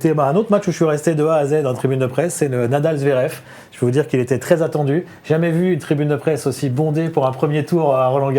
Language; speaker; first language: French; native; French